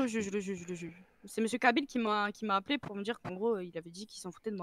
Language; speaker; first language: French; native; French